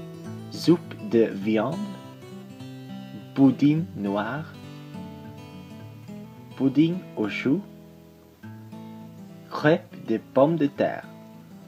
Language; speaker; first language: French; non-native, learner; Swedish